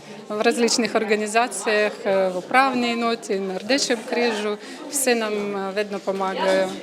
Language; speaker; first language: Slovenian; non-native, learner; Ukrainian